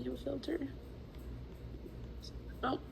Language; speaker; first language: English; native; English